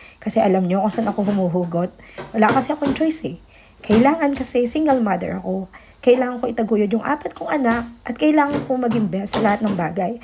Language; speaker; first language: Filipino; native; Filipino